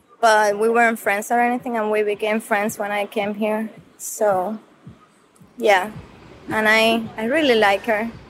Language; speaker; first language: English; non-native, fluent; Spanish